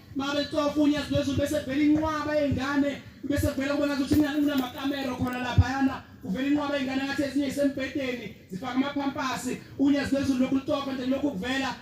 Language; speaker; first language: Zulu; native; Zulu